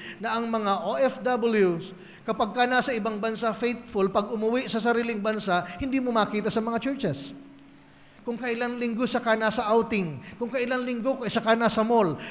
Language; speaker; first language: Filipino; native; Filipino